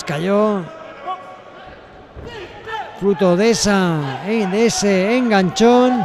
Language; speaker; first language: Spanish; native; Spanish